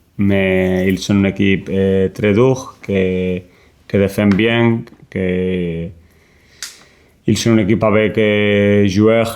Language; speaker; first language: French; non-native, learner; Spanish